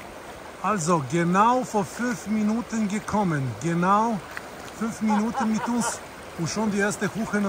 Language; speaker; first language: German; non-native, learner; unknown